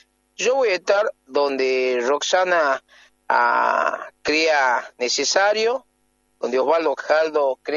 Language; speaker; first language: Spanish; native; Spanish